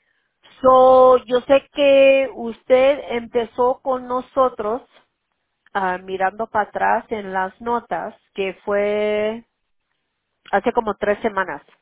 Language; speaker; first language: Spanish; early bilingual, heritage; Spanish